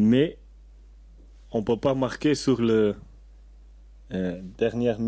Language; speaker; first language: French; non-native, learner; Portuguese